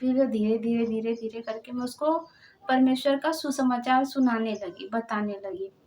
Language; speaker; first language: Hindi; non-native, local second language; Marathi